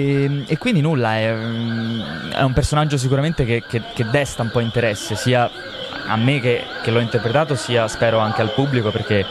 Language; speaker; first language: Italian; native; Italian